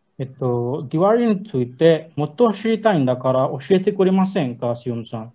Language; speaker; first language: Japanese; non-native, learner; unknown